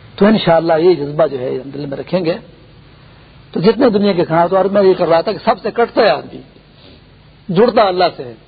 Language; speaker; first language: Urdu; non-native, local second language; Pashto